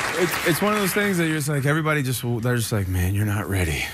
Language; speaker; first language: English; native; English